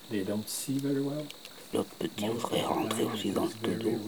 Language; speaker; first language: French; native; French